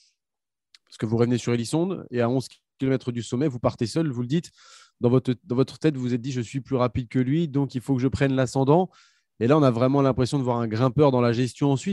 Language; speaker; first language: French; native; French